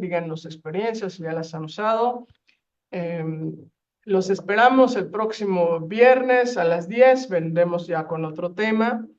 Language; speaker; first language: Spanish; native; Spanish